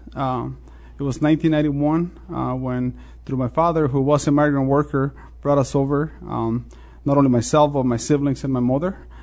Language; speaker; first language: English; non-native, fluent; Spanish